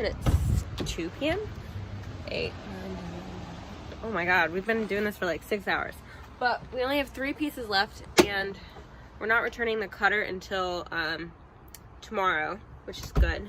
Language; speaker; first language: English; native; English